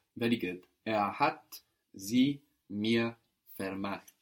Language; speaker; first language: German; non-native, fluent; English